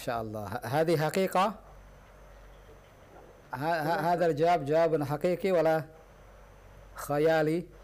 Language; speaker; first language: Arabic; non-native, fluent; Indonesian